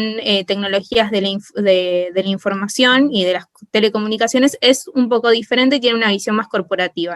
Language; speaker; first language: Spanish; native; Spanish